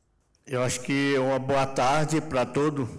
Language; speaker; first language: Portuguese; non-native, local second language; Yanomámi